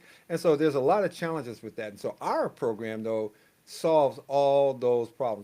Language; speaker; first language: English; native; English